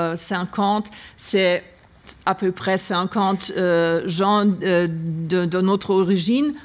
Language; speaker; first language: French; non-native, learner; German